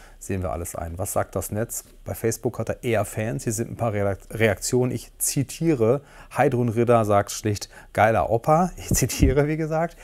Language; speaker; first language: German; native; German